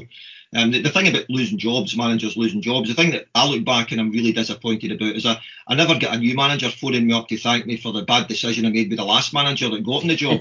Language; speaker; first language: English; native; English